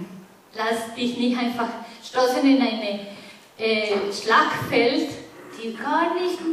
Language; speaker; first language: German; non-native, fluent; Spanish